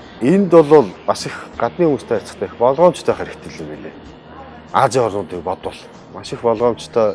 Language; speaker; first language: Mongolian; native; Mongolian